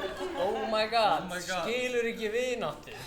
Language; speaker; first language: Icelandic; non-native, fluent; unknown